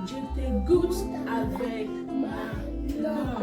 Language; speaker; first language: French; non-native, learner; Igbo